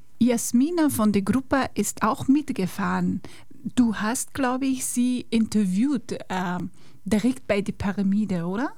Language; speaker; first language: German; non-native, fluent; Persian